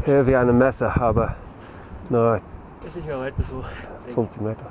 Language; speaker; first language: German; non-native, learner; English